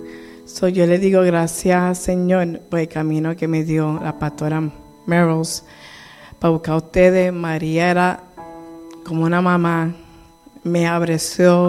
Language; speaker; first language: Spanish; early bilingual, heritage; Spanish